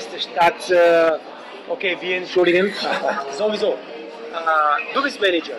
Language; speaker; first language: German; non-native, learner; English